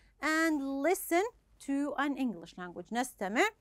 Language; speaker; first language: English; non-native, fluent; Arabic